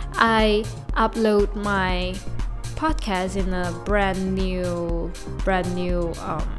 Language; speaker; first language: English; non-native, local second language; Chinese